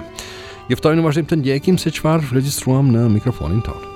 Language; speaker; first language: Albanian; native; Albanian